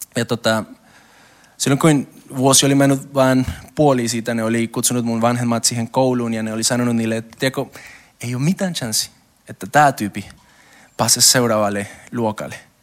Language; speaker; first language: Finnish; non-native, learner; Spanish